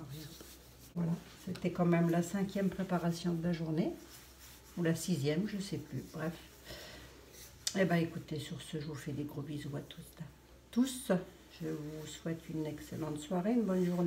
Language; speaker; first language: French; native; French